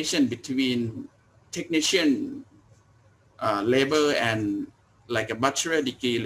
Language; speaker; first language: English; non-native, learner; Thai